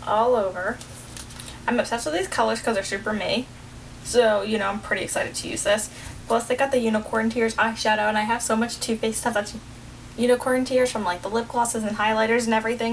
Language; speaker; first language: English; native; English